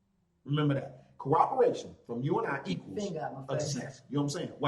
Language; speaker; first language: English; native; English